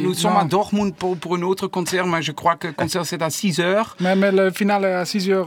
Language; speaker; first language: French; non-native, learner; Dutch